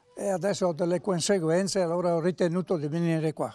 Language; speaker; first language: Italian; native; Italian